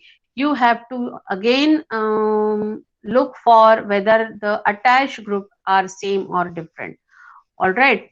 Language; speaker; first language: English; non-native, local second language; Hindi